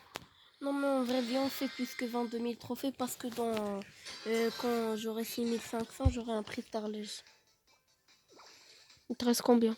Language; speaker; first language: French; native; French